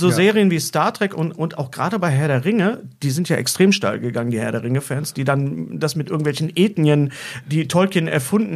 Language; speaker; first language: German; native; German